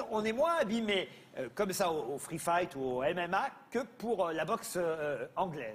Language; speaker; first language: French; native; French